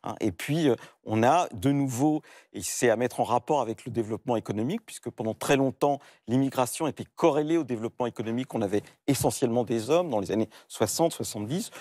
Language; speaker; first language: French; native; French